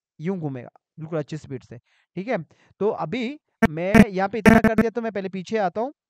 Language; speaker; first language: Hindi; native; Hindi